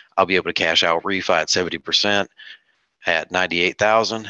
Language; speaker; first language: English; native; English